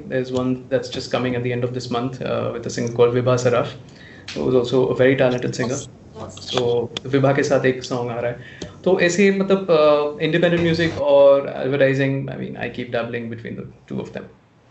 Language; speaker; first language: English; non-native, local second language; Bangla